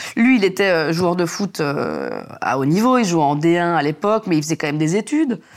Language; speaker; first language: French; native; French